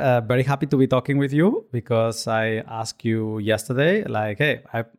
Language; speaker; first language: English; non-native, fluent; Spanish